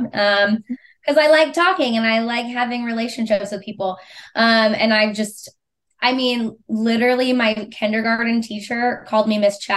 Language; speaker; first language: English; native; English